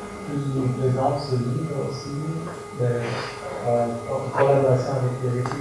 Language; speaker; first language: French; non-native, fluent; German